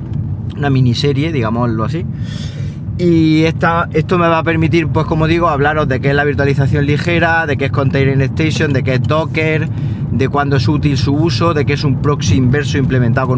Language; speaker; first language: Spanish; native; Spanish